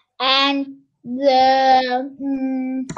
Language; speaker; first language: English; non-native, learner; Turkish